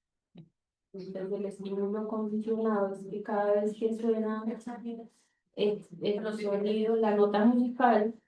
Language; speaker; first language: Spanish; native; Spanish